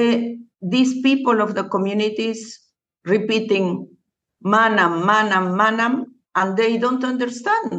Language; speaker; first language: English; non-native, learner; Spanish